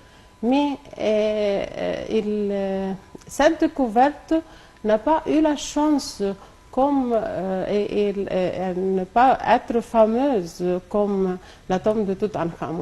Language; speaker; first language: French; non-native, local second language; Arabic